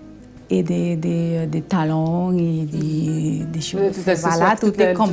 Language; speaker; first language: French; non-native, learner; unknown